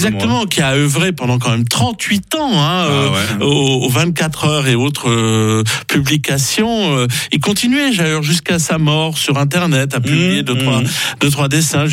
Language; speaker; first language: French; native; French